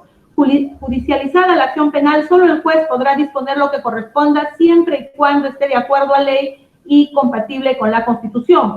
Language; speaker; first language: Spanish; native; Spanish